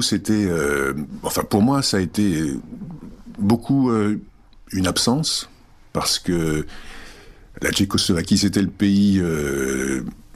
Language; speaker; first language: French; non-native, local second language; Czech